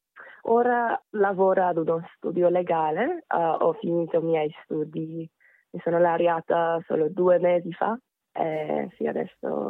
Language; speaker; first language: Italian; non-native, fluent; Korean